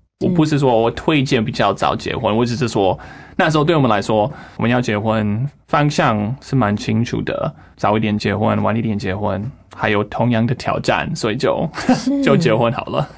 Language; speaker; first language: Chinese; non-native, fluent; English